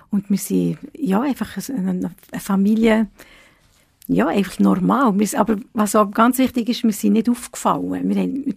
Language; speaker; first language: German; early bilingual, other home language; Italian